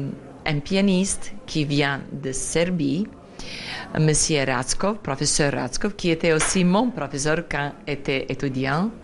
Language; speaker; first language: French; non-native, fluent; Serbian